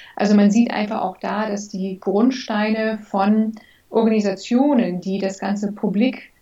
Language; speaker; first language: German; early bilingual, other home language; English